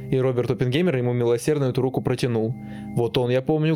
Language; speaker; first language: Russian; native; Russian